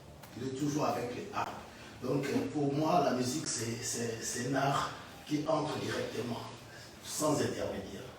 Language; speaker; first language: French; non-native, local second language; Lingala